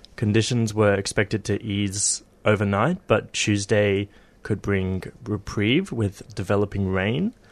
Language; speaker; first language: English; native; English